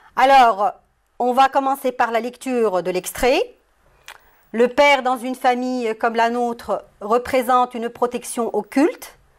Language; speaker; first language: French; non-native, local second language; Arabic